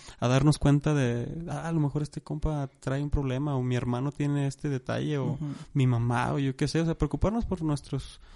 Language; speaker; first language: Spanish; native; Spanish